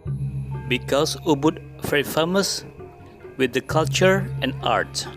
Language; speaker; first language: English; non-native, learner; Indonesian